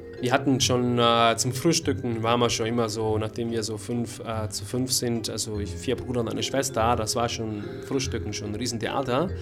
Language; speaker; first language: German; non-native, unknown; Italian